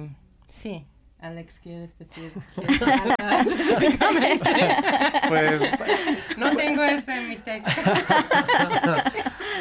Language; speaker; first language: Spanish; non-native, learner; Persian